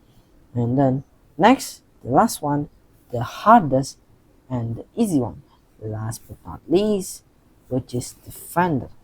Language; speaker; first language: English; non-native, learner; Indonesian